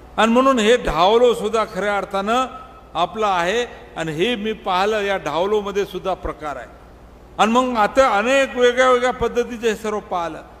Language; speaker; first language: Marathi; non-native, local second language; Lambadi